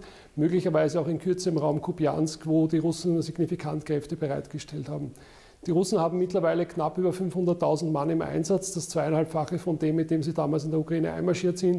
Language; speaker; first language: German; native; German